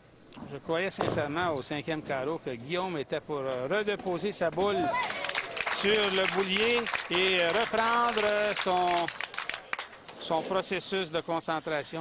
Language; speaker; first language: French; native; French